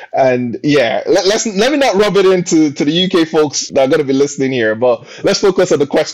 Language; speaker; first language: English; non-native, local second language; Yoruba